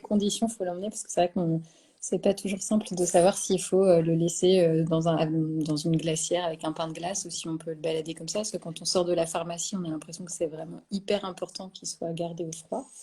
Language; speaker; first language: French; native; French